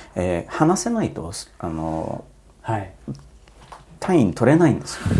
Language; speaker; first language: Japanese; non-native, fluent; Polish